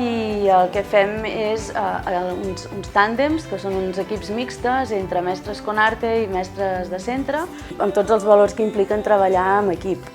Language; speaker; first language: Catalan; native; Catalan